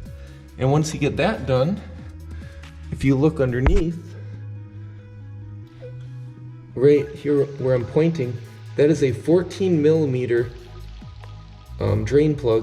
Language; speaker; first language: English; native; English